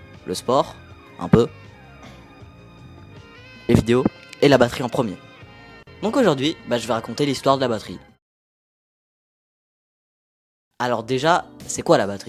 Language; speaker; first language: French; native; French